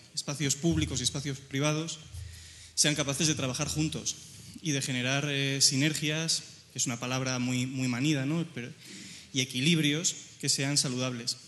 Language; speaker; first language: Spanish; native; Spanish